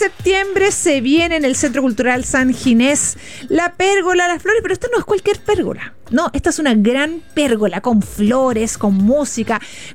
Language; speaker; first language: Spanish; native; Spanish